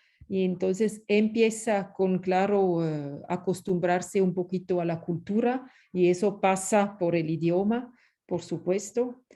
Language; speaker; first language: Spanish; non-native, fluent; French